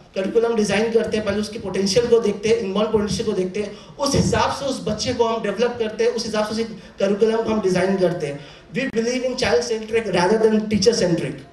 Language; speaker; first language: Hindi; non-native, local second language; Bangla